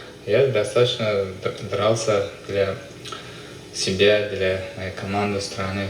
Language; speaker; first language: Russian; non-native, local second language; Uzbek